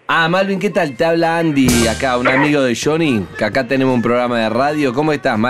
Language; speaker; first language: Spanish; native; Spanish